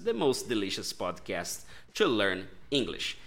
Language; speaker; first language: English; non-native, fluent; Portuguese